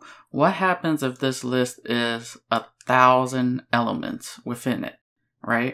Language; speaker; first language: English; native; English